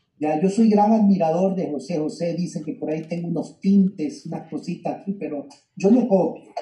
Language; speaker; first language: Spanish; native; Spanish